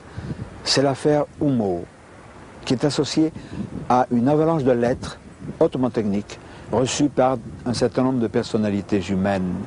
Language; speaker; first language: French; native; French